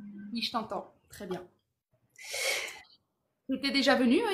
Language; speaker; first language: French; native; French